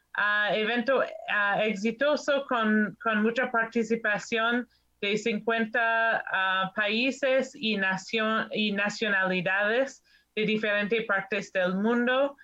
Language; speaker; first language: Spanish; non-native, fluent; English